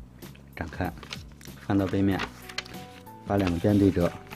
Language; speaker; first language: Chinese; native; Chinese